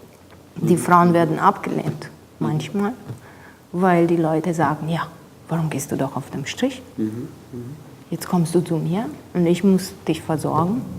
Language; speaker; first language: German; non-native, fluent; Romanian